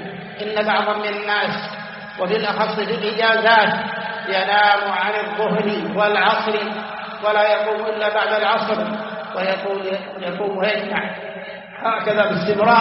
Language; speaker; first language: Arabic; native; Arabic